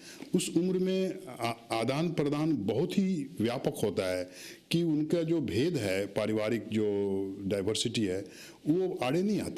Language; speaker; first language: Hindi; native; Hindi